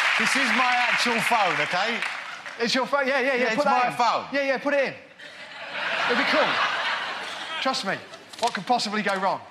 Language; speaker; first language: English; native; English